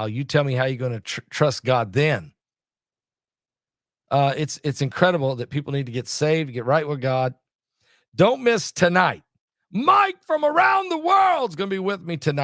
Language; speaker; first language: English; native; English